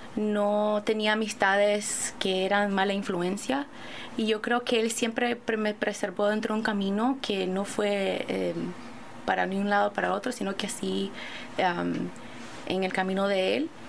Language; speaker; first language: Spanish; early bilingual, other home language; English